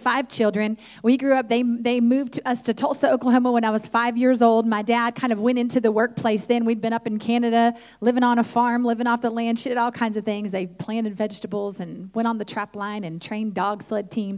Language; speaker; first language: English; native; English